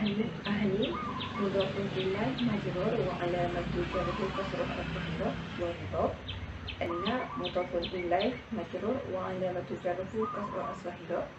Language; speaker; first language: Arabic; non-native, learner; Malay